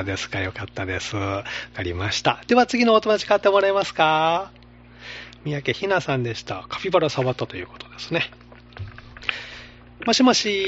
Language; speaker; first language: Japanese; native; Japanese